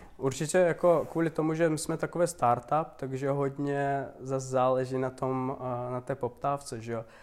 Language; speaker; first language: Czech; non-native, fluent; Turkmen